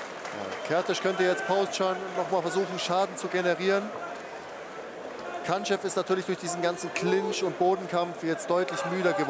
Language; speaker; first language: German; native; German